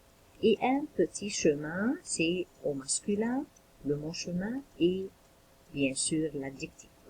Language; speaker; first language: French; non-native, local second language; Arabic